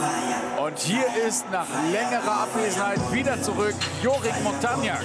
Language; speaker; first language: German; native; German